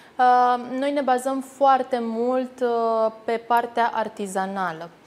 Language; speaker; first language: Romanian; native; Romanian